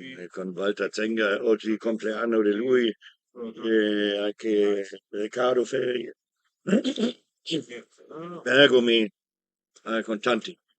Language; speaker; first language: Italian; non-native, learner; German